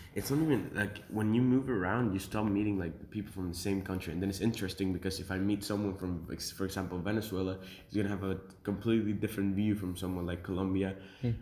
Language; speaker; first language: English; early bilingual, other home language; Spanish